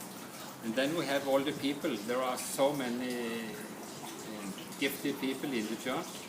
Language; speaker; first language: English; non-native, fluent; Norwegian